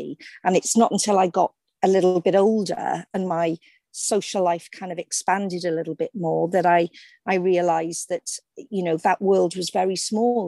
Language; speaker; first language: English; native; English